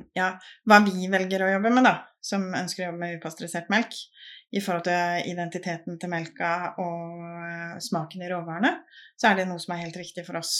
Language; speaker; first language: Norwegian; native; Norwegian